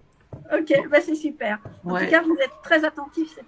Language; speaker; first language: French; native; French